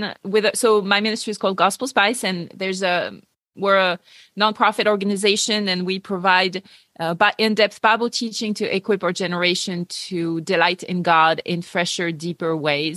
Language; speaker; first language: English; non-native, fluent; French